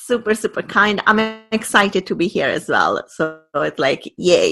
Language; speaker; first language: English; non-native, fluent; Italian